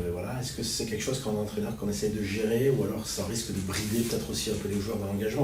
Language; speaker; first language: French; native; French